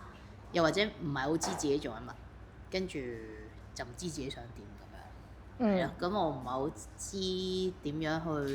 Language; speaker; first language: Cantonese; native; Cantonese